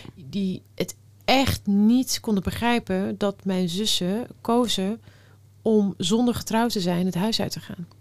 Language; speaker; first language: Dutch; early bilingual, other home language; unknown